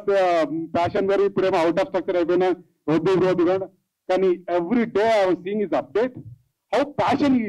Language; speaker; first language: Telugu; native; Telugu